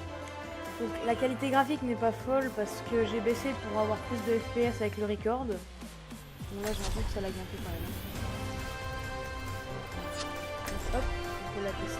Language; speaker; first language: French; native; French